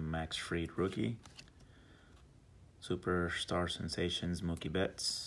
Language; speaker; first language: English; native; English